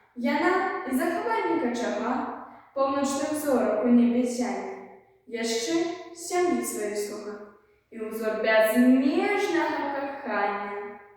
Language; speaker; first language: Belarusian; native; Belarusian